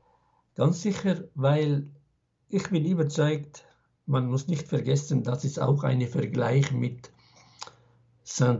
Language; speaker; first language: German; non-native, fluent; Arabic